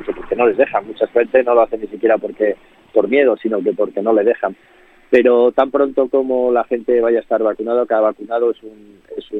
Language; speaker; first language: Spanish; native; Spanish